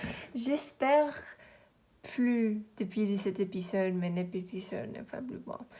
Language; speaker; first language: French; non-native, learner; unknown